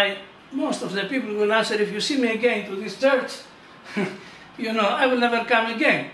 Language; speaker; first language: English; non-native, fluent; Greek